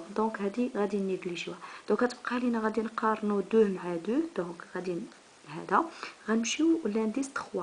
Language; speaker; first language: Arabic; native; Arabic